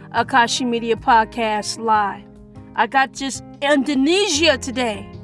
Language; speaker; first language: English; early bilingual, other home language; Yoruba